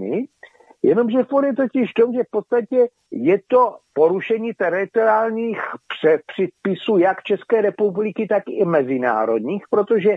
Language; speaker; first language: Czech; native; Czech